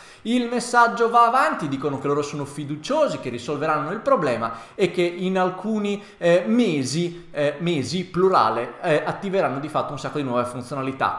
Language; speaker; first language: Italian; native; Italian